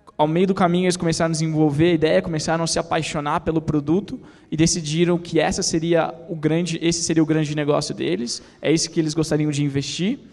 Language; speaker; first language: Portuguese; native; Portuguese